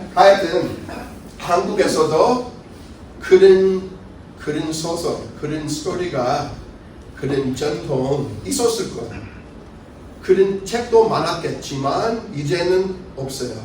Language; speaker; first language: Korean; non-native, fluent; English